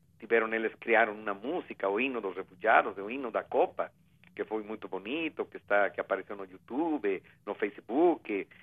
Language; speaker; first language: Portuguese; non-native, fluent; Spanish